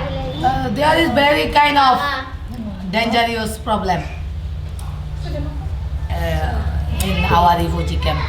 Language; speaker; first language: English; non-native, learner; Rohingya